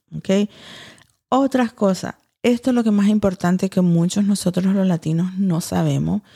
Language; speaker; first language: Spanish; early bilingual, heritage; Spanish